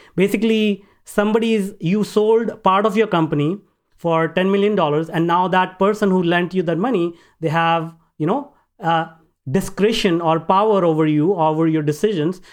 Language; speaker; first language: English; non-native, local second language; Hindi